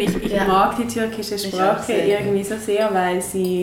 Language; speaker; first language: German; native; German